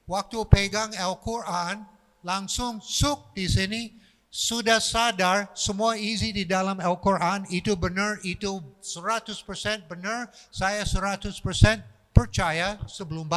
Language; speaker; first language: Indonesian; non-native, fluent; English